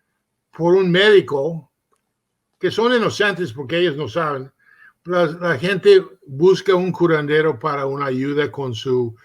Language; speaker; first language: Spanish; early bilingual, heritage; Spanish